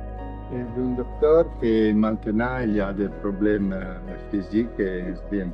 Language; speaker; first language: French; non-native, learner; Italian